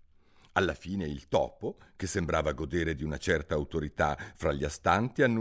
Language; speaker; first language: Italian; native; Italian